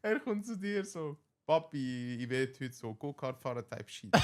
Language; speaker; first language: German; native; German